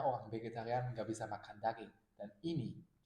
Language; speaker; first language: Indonesian; non-native, learner; German